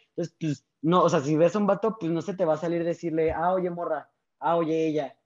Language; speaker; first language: Spanish; native; Spanish